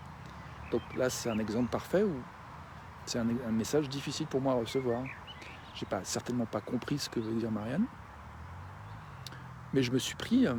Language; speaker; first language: French; native; French